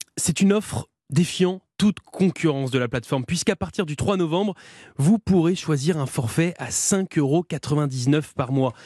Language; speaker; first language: French; native; French